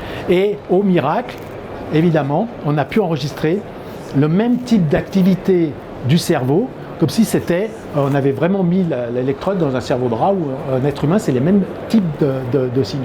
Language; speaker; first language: French; native; French